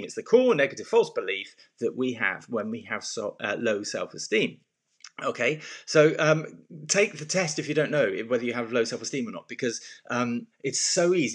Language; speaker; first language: English; native; English